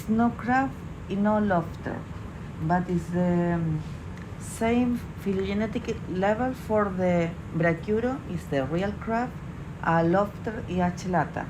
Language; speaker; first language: English; non-native, learner; Spanish